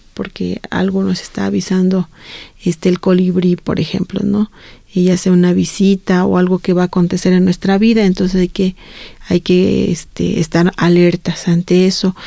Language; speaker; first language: Spanish; non-native, local second language; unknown